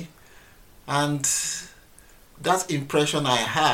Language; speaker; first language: English; non-native, local second language; Yoruba